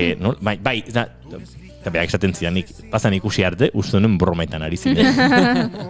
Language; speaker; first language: Basque; native; Basque